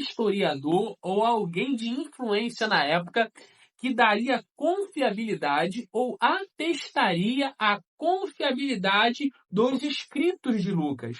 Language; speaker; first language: Portuguese; native; Portuguese